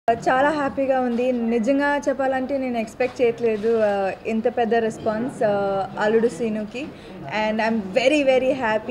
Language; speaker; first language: Telugu; non-native, local second language; Tamil